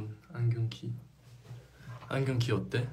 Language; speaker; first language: Korean; non-native, fluent; Chinese